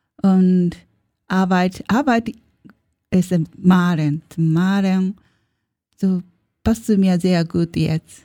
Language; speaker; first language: German; non-native, learner; Japanese